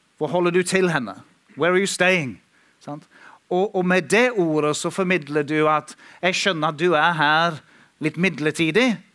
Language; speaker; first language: Norwegian; non-native, fluent; English